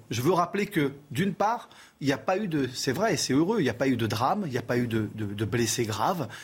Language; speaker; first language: French; early bilingual, other home language; Portuguese